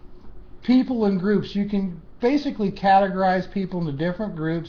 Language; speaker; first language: English; native; English